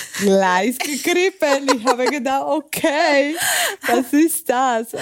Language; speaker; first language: German; non-native, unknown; Spanish